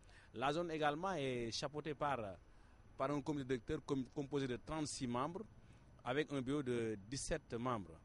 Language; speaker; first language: French; non-native, local second language; Wolof